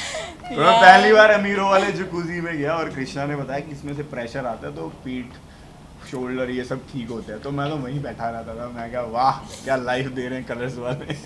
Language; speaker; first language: Hindi; native; Hindi